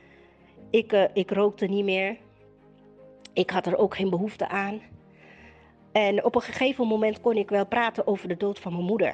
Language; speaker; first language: Dutch; native; Dutch